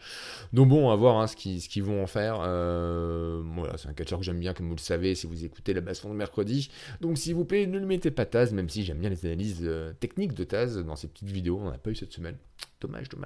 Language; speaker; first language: French; native; French